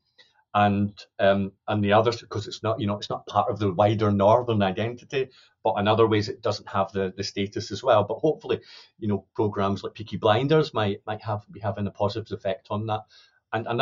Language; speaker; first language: English; native; English